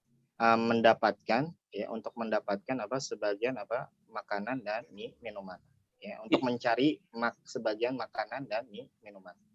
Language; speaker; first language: Indonesian; native; Indonesian